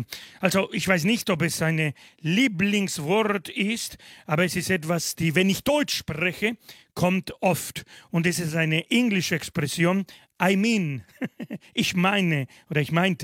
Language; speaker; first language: German; non-native, fluent; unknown